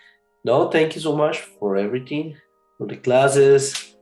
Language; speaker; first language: English; non-native, learner; Spanish